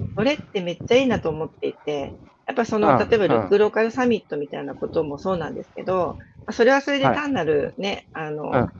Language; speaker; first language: Japanese; native; Japanese